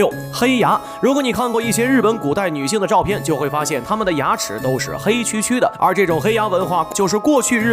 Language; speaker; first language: Chinese; native; Chinese